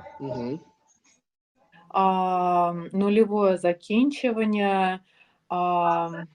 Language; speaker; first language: Ukrainian; non-native, learner; Russian